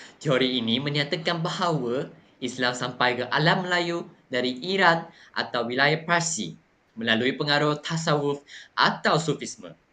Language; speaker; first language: Malay; non-native, local second language; Chinese